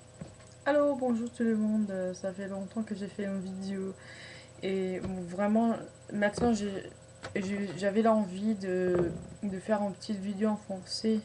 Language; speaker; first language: French; non-native, fluent; English